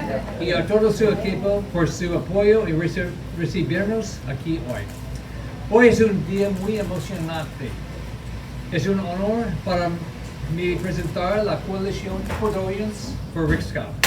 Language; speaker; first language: Spanish; non-native, learner; English